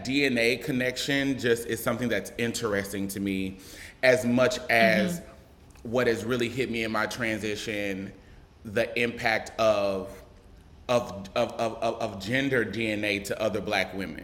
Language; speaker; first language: English; native; English